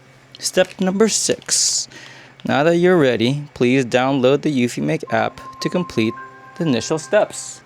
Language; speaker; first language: English; native; English